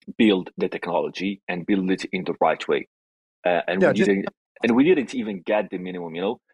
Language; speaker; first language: English; non-native, fluent; Italian